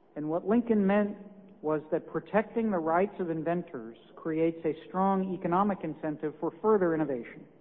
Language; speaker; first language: English; native; English